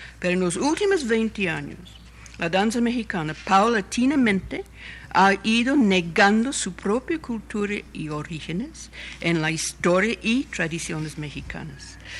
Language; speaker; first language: Spanish; non-native, fluent; English